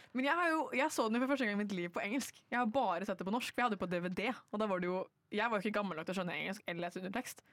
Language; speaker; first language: Norwegian; native; Norwegian